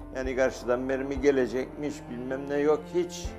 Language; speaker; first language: Turkish; native; Turkish